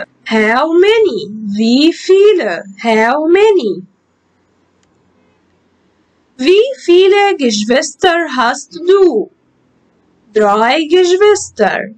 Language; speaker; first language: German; non-native, fluent; Arabic